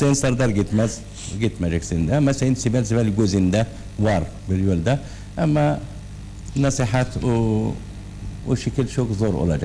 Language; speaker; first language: Turkish; non-native, learner; Arabic